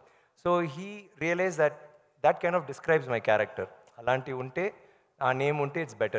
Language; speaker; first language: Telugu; non-native, learner; Tamil